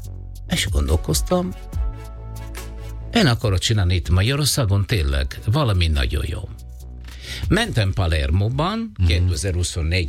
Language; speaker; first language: Hungarian; non-native, fluent; Italian